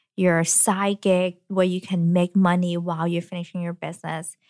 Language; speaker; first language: English; early bilingual, other home language; Cantonese